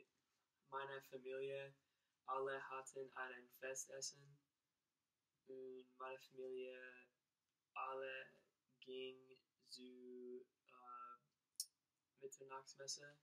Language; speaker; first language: German; non-native, learner; English